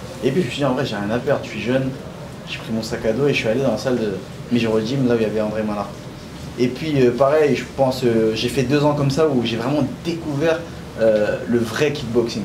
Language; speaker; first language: French; native; French